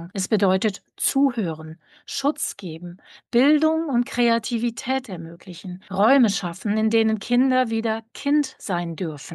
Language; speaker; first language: German; native; German